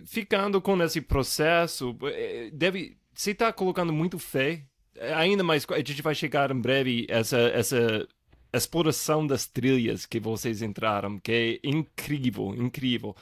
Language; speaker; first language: Portuguese; non-native, fluent; English